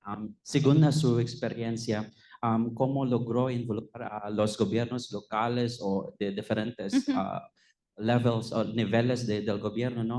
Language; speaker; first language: Spanish; non-native, fluent; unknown